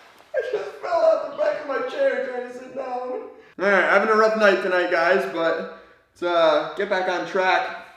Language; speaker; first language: English; native; English